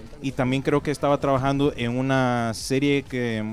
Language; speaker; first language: Spanish; native; Spanish